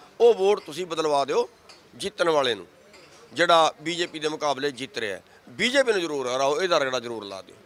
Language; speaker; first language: Punjabi; native; Punjabi